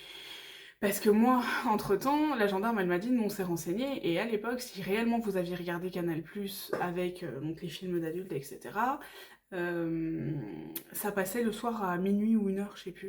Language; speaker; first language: French; native; French